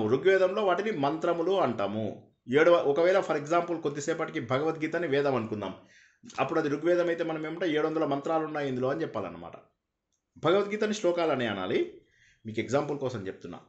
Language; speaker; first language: Telugu; native; Telugu